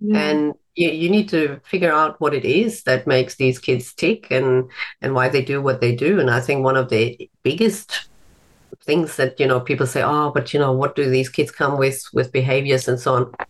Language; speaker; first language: English; non-native, fluent; German